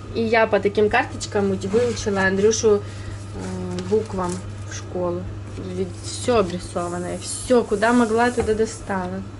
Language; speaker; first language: Russian; non-native, local second language; Ukrainian